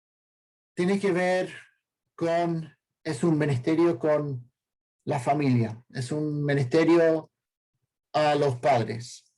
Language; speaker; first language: Spanish; non-native, fluent; English